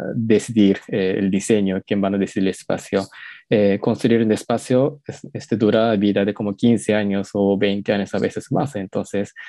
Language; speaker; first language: Spanish; non-native, learner; Japanese